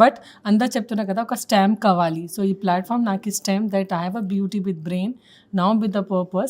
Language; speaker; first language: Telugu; non-native, local second language; Hindi